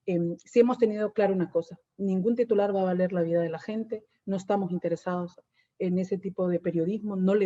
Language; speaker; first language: Spanish; native; Spanish